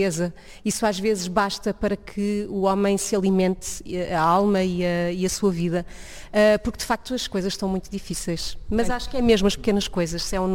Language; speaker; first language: Portuguese; native; Portuguese